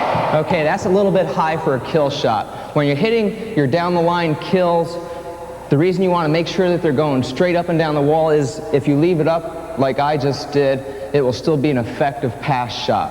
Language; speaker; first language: English; native; English